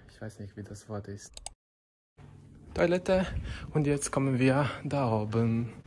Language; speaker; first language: German; non-native, learner; Serbian